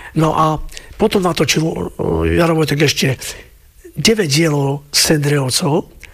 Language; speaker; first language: Slovak; native; Slovak